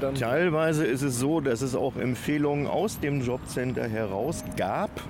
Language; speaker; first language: German; native; German